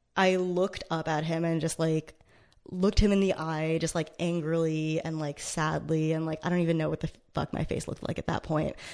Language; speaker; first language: English; native; English